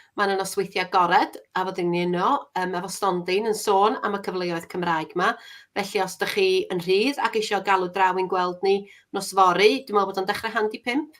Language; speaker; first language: Welsh; native; Welsh